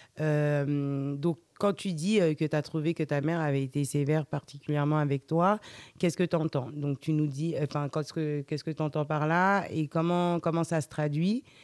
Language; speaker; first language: French; early bilingual, other home language; Fula